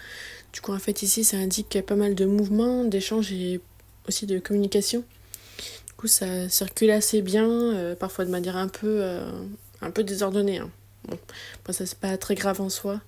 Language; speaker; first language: French; native; French